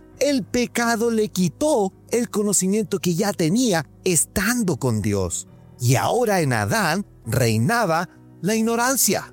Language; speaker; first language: Spanish; native; Spanish